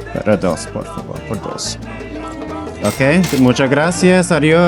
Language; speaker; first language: Spanish; non-native, learner; English